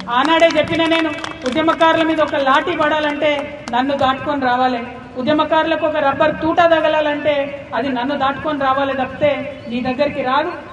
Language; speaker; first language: Telugu; native; Telugu